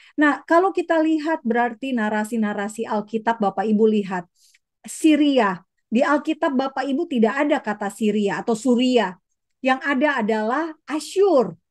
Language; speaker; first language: Indonesian; native; Indonesian